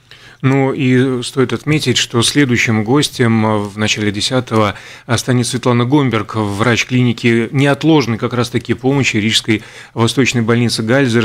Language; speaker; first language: Russian; native; Russian